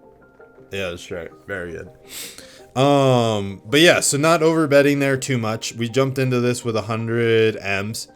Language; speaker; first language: English; native; English